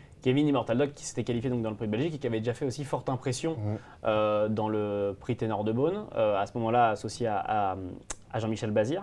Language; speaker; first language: French; native; French